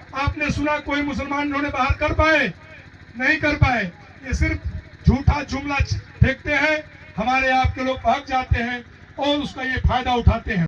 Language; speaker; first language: Hindi; native; Hindi